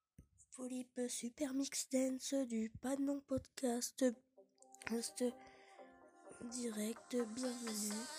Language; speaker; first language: French; native; French